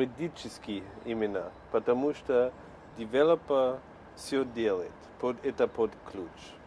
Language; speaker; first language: Russian; non-native, learner; Polish